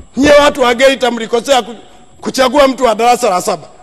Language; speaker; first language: Swahili; non-native, local second language; Sukuma